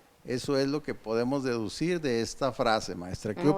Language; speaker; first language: Spanish; native; Spanish